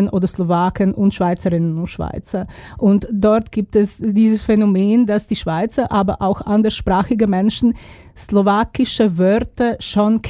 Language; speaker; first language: German; non-native, fluent; Slovak